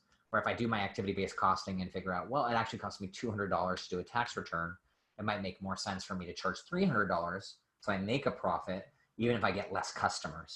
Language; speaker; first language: English; native; English